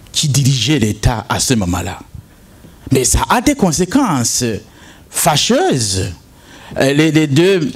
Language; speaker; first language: French; non-native, local second language; Rundi